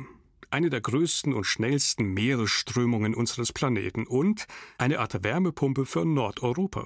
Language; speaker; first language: German; native; German